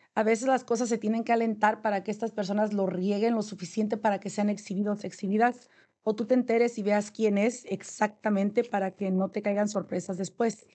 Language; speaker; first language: Spanish; native; Spanish